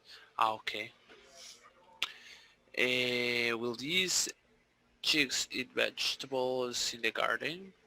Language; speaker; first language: English; non-native, learner; Spanish